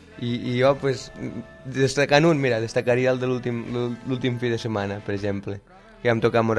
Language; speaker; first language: Catalan; native; Catalan